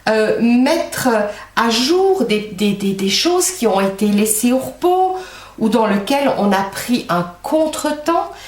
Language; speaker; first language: French; native; French